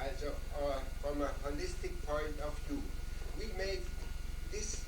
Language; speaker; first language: English; non-native, fluent; German